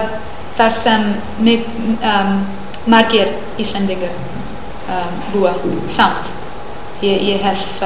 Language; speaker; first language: Icelandic; non-native, learner; English